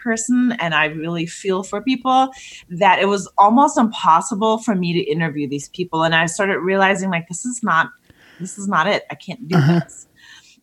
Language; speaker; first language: English; non-native, fluent; German